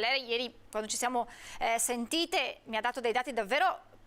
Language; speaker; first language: Italian; native; Italian